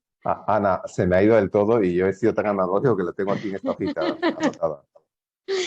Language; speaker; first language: Spanish; native; Spanish